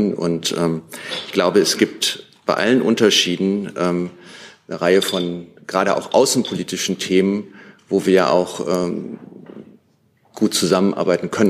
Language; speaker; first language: German; native; German